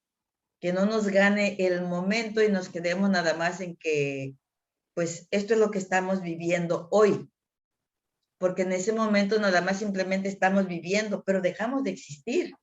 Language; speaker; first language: Spanish; native; Spanish